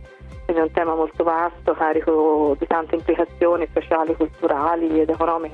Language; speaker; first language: Italian; native; Italian